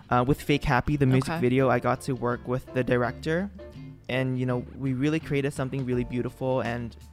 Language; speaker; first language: English; non-native, fluent; Vietnamese